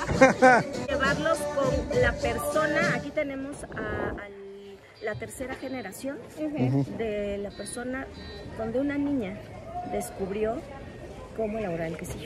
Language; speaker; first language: Spanish; native; Spanish